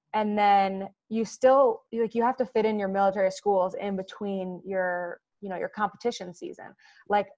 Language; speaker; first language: English; native; English